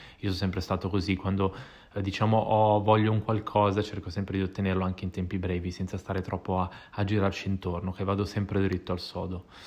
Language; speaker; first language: Italian; native; Italian